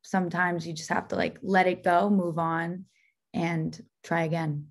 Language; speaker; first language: English; native; English